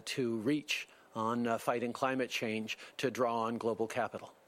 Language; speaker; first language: English; early bilingual, other home language; French